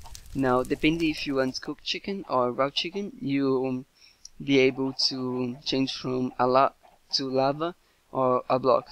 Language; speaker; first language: English; non-native, fluent; Portuguese